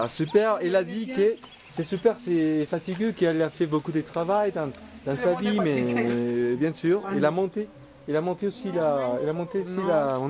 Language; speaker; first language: French; non-native, learner; Spanish